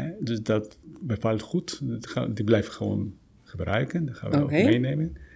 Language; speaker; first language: Dutch; non-native, fluent; Spanish